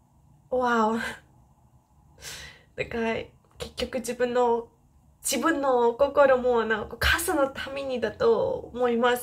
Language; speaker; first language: Japanese; non-native, fluent; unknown